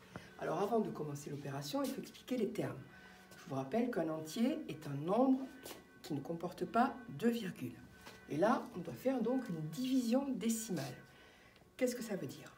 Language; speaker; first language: French; native; French